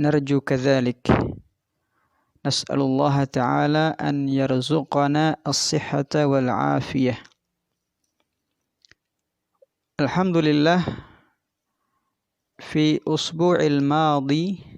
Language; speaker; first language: Arabic; non-native, fluent; Indonesian